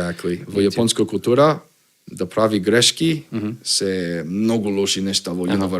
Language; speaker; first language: Macedonian; non-native, learner; English